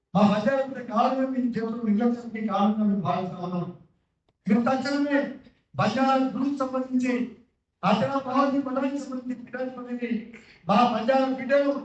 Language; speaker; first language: Telugu; non-native, local second language; Lambadi